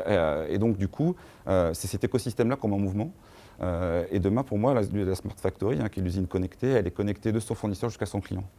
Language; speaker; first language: French; native; French